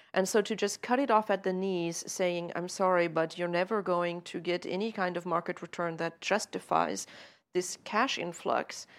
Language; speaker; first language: English; native; English